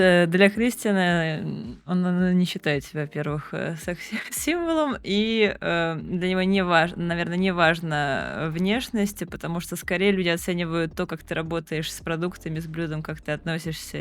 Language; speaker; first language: Russian; native; Russian